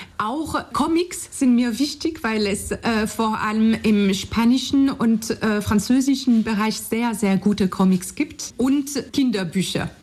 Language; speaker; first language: German; non-native, fluent; French